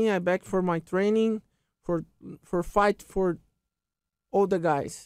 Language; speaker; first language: English; non-native, learner; Portuguese